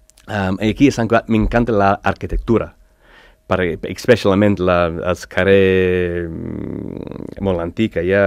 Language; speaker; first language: Catalan; non-native, learner; English